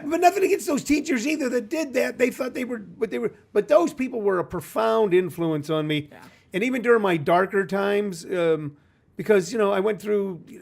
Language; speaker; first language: English; native; English